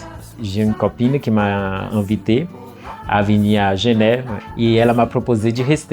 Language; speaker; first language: French; non-native, fluent; Portuguese